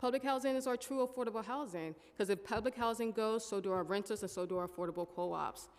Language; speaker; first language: English; native; English